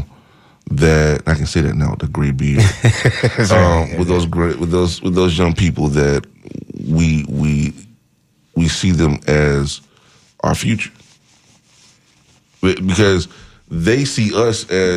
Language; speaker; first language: English; native; English